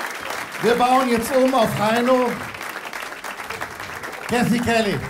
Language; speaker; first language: German; native; German